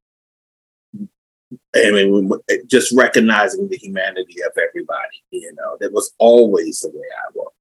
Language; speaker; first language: English; native; English